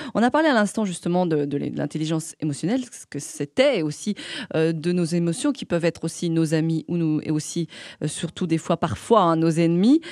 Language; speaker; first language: French; native; French